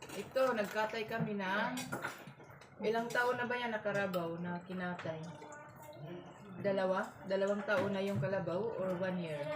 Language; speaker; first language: Filipino; non-native, local second language; Waray